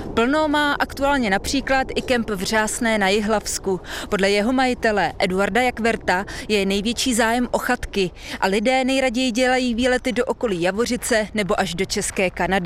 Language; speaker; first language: Czech; native; Czech